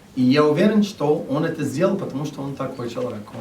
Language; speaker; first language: Russian; non-native, fluent; English